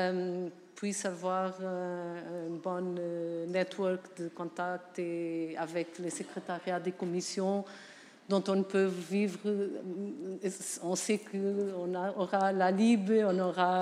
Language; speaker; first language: French; non-native, fluent; Portuguese